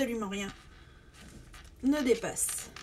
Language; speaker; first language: French; native; French